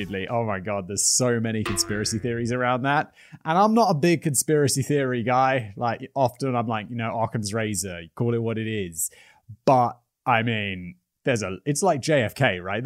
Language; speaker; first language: English; native; English